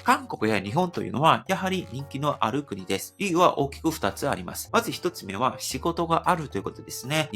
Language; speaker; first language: Japanese; non-native, fluent; Korean